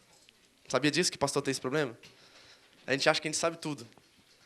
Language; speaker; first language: Portuguese; native; Portuguese